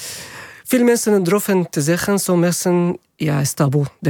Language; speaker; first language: Dutch; non-native, learner; Arabic